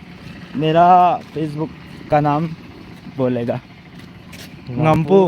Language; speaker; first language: Hindi; non-native, local second language; Thado Chin